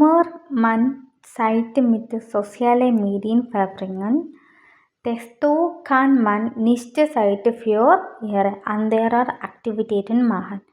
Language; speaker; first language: German; non-native, learner; Malayalam